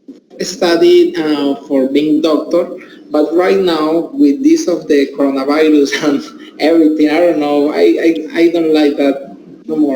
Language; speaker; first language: English; non-native, learner; Spanish